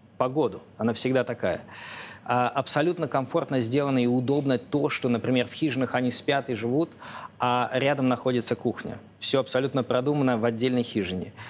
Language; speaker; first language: Russian; native; Russian